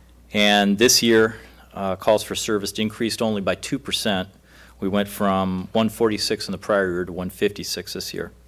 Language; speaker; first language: English; native; English